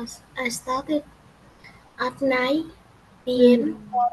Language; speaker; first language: English; non-native, learner; Vietnamese